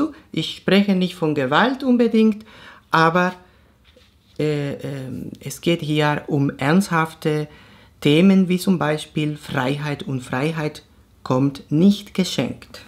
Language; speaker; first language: German; non-native, fluent; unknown